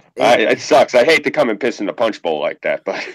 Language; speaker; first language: English; native; English